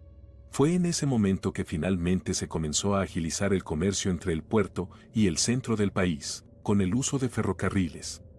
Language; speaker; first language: Spanish; native; Spanish